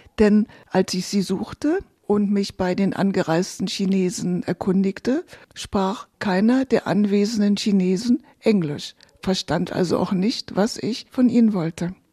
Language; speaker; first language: German; native; German